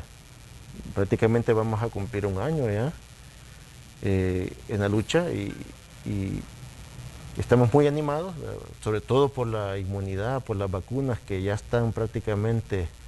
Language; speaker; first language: Spanish; native; Spanish